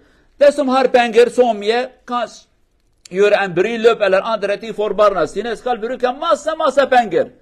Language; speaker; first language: Norwegian; non-native, learner; Kurdish